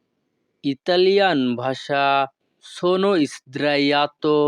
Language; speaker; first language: Italian; non-native, learner; Bangla